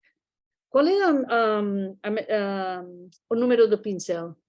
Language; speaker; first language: Portuguese; non-native, fluent; Spanish